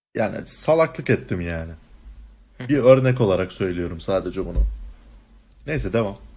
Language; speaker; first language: Turkish; native; Turkish